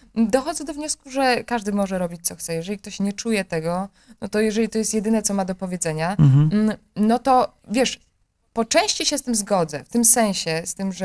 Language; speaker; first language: Polish; native; Polish